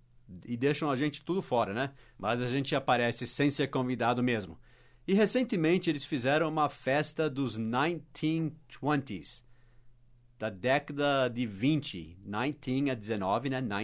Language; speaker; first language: Portuguese; non-native, fluent; English